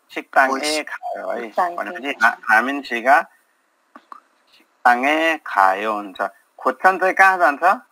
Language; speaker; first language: Korean; non-native, fluent; Nepali